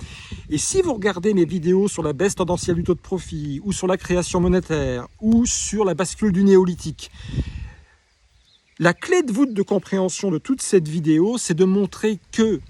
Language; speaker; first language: French; native; French